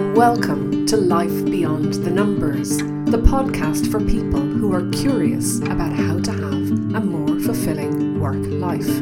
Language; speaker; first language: English; native; English